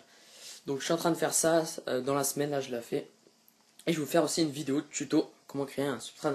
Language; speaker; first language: French; native; French